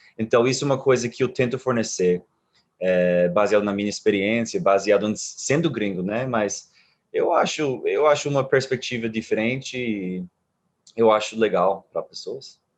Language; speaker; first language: Portuguese; non-native, fluent; English